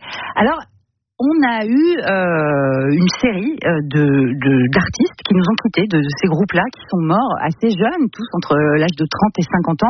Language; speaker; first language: French; native; French